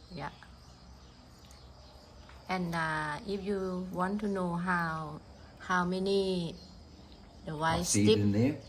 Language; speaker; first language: English; non-native, learner; Thai